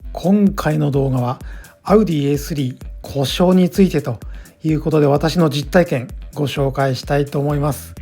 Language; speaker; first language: Japanese; native; Japanese